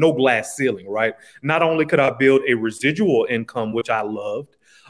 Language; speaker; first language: English; native; English